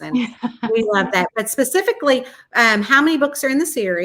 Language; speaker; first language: English; native; English